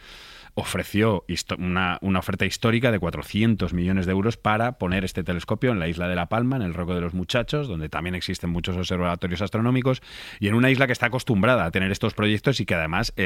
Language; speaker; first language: Spanish; native; Spanish